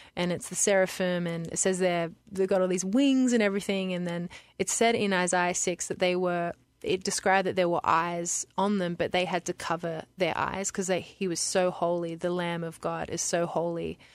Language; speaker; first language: English; native; English